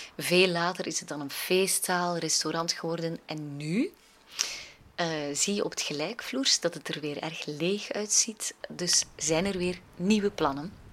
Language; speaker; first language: Dutch; native; Dutch